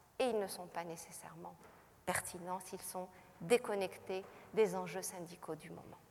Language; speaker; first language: French; non-native, local second language; Arabic